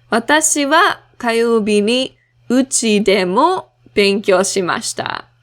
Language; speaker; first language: Japanese; non-native, fluent; English